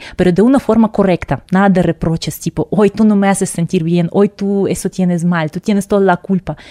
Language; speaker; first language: Spanish; non-native, fluent; Russian